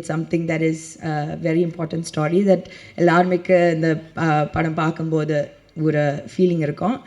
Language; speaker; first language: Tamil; early bilingual, heritage; Tamil